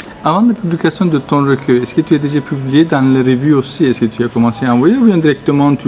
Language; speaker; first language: French; non-native, fluent; Turkish